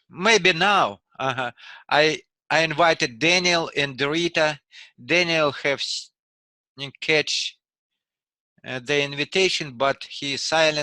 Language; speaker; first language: English; non-native, learner; Russian